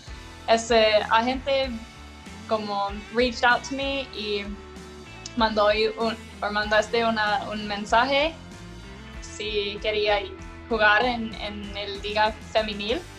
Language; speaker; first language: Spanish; non-native, learner; English